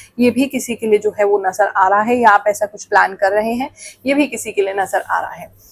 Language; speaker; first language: Hindi; native; Hindi